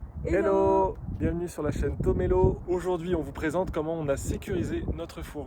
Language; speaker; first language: French; native; French